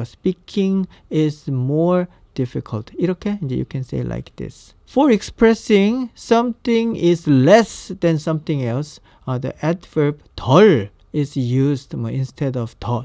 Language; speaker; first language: English; non-native, fluent; Korean